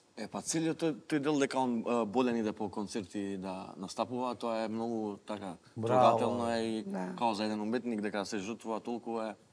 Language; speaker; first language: Macedonian; non-native, local second language; Albanian